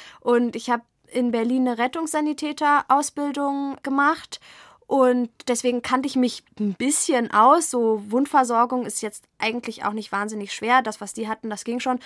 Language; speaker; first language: German; native; German